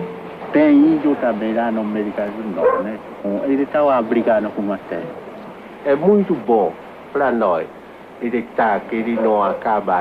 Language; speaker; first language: Portuguese; non-native, local second language; Kayapó